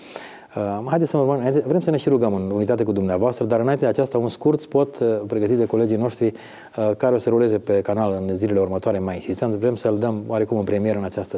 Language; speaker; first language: Romanian; native; Romanian